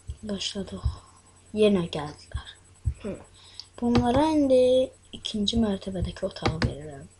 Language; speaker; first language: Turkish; non-native, learner; Azerbaijani